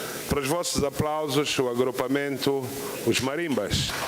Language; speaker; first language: Portuguese; native; Portuguese